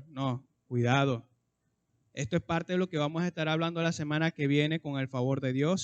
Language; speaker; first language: Spanish; native; Spanish